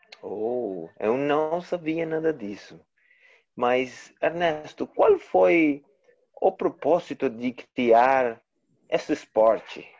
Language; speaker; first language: Portuguese; non-native, learner; Spanish